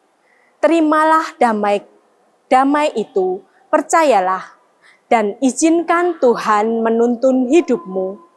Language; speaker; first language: Indonesian; native; Indonesian